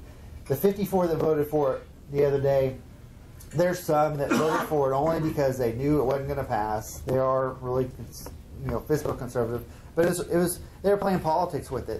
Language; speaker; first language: English; native; English